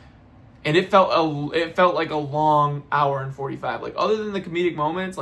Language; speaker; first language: English; native; English